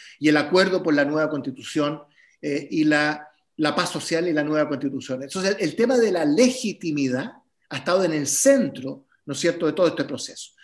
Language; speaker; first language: Spanish; native; Spanish